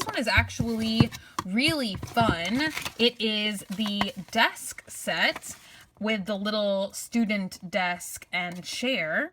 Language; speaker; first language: English; native; English